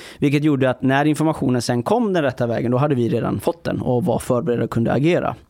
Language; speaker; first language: Swedish; early bilingual, other home language; Persian